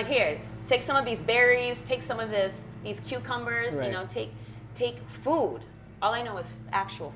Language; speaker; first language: English; early bilingual, other home language; Russian